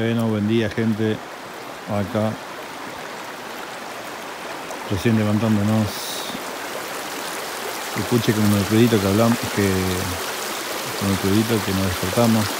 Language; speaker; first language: Spanish; native; Spanish